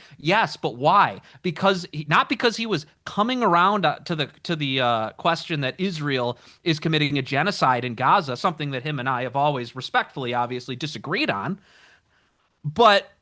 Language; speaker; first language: English; native; English